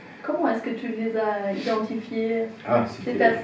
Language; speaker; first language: French; non-native, fluent; German